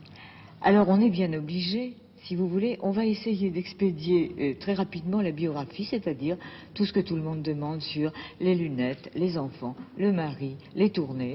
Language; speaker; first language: French; native; French